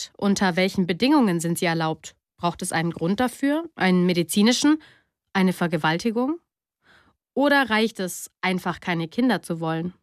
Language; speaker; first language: German; native; German